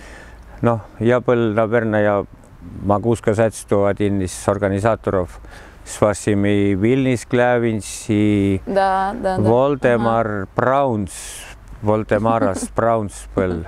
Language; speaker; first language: Russian; non-native, learner; Estonian